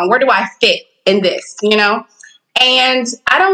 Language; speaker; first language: English; native; English